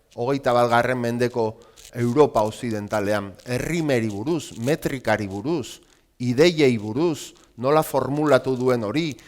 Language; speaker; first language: Basque; native; Basque